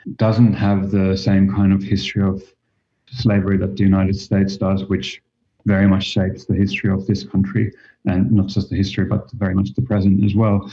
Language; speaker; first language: English; non-native, fluent; Finnish